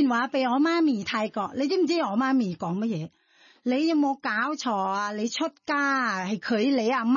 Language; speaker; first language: Cantonese; non-native, learner; Thai